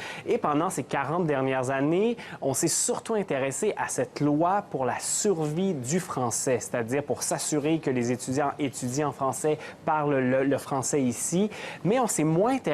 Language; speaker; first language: French; native; French